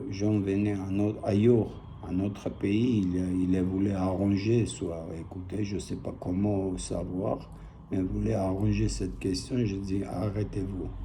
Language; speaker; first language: French; non-native, learner; Armenian